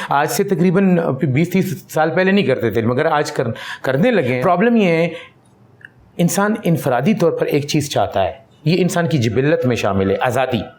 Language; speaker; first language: Urdu; non-native, local second language; Pashto